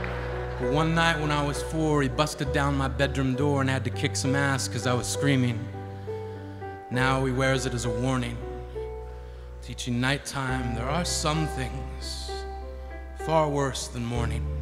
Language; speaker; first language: English; native; English